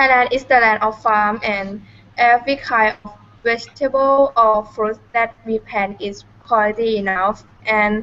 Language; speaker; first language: English; non-native, learner; Thai